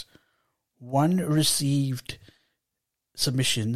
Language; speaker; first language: English; non-native, local second language; Telugu